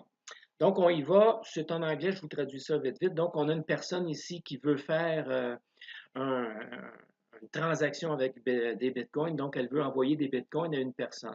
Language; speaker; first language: French; native; French